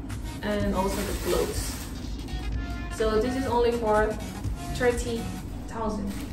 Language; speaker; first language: English; non-native, fluent; Indonesian